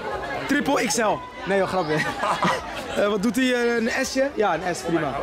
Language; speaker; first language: Dutch; native; Dutch